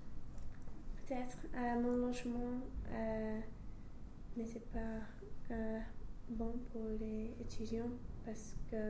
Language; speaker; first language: French; non-native, learner; English